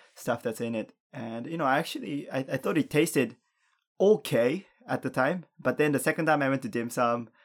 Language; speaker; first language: English; non-native, fluent; Japanese